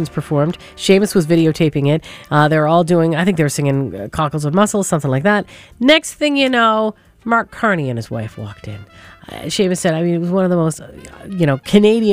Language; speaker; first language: English; native; English